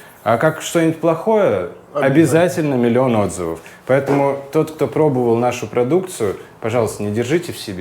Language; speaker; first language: Russian; native; Russian